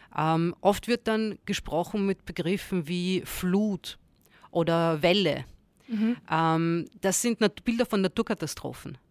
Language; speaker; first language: German; early bilingual, other home language; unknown